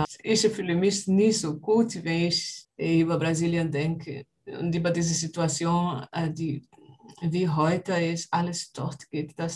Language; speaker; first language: German; non-native, learner; Portuguese